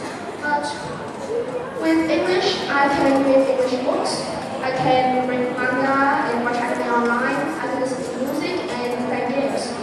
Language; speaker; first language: English; non-native, fluent; Vietnamese